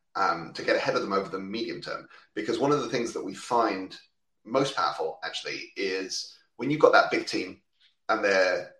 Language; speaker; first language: English; native; English